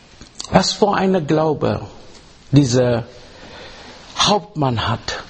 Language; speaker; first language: German; non-native, fluent; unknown